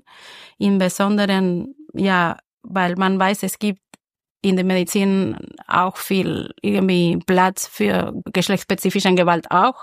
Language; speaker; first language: German; non-native, fluent; Spanish